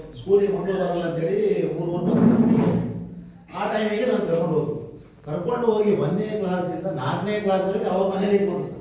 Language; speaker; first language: Kannada; non-native, local second language; Lambadi